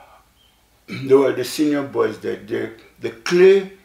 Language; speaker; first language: English; non-native, local second language; Ewe